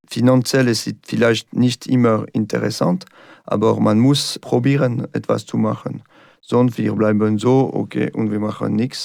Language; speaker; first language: German; non-native, learner; French